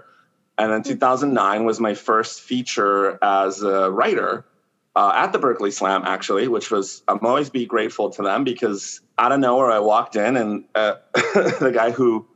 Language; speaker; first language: English; non-native, fluent; Spanish